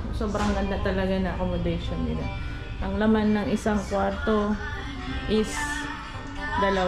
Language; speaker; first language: Filipino; non-native, local second language; Iloko